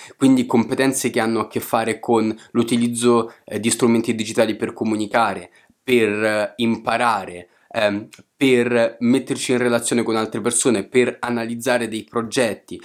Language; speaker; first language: Italian; native; Italian